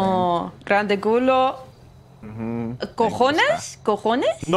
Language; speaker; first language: Spanish; non-native, learner; English